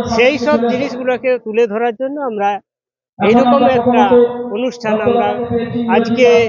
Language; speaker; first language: Bangla; non-native, local second language; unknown